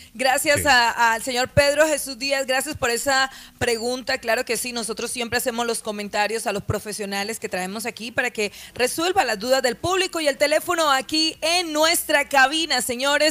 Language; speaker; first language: Spanish; native; Spanish